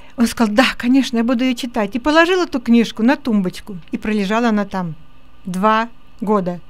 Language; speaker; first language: Russian; native; Russian